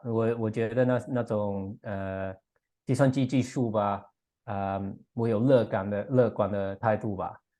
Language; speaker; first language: Chinese; non-native, fluent; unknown